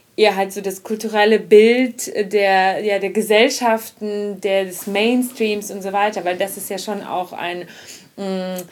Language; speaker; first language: German; non-native, fluent; Ukrainian